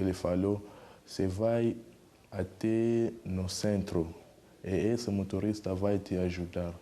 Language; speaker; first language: Portuguese; non-native, learner; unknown